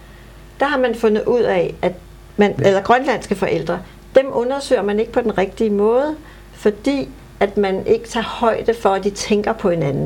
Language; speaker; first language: Danish; native; Danish